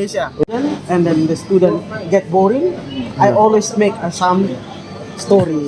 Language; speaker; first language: English; non-native, learner; Indonesian